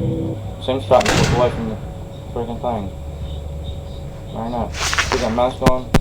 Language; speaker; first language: English; native; English